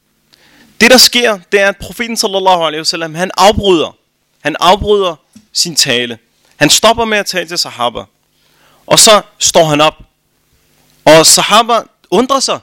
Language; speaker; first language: Danish; early bilingual, other home language; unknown